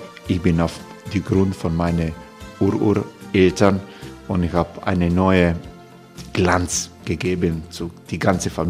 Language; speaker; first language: German; non-native, fluent; Croatian